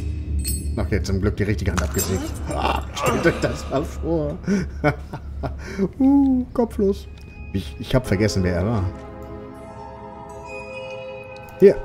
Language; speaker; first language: German; native; German